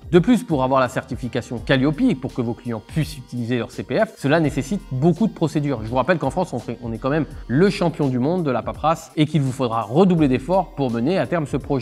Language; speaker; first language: French; native; French